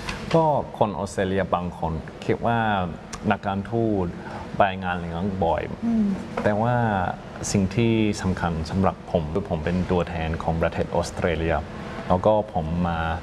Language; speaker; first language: Thai; non-native, fluent; English